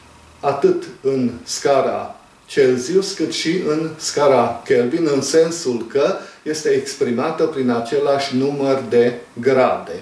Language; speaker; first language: Romanian; native; Romanian